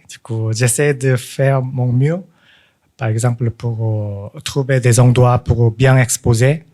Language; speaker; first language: French; non-native, fluent; Korean